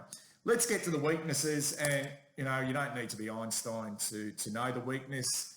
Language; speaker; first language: English; native; English